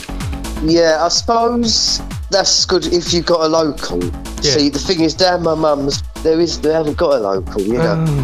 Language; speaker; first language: English; native; English